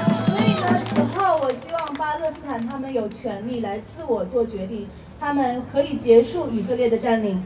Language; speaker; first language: Chinese; early bilingual, other home language; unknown